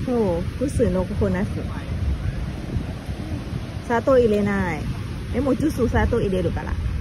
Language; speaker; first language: Japanese; non-native, learner; Thai